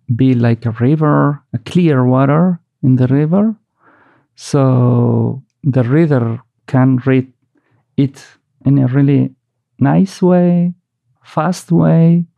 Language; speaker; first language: English; non-native, fluent; Spanish